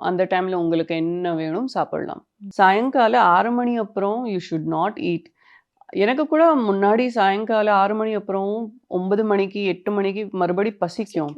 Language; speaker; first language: Tamil; non-native, fluent; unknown